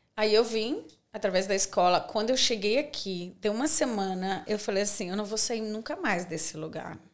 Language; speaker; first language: Portuguese; native; Portuguese